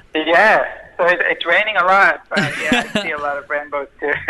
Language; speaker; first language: English; non-native, fluent; Hebrew